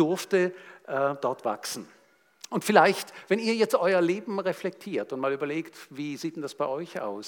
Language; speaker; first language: German; native; German